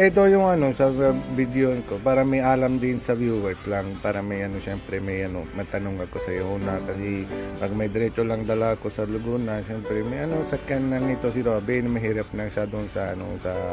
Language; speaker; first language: Filipino; non-native, learner; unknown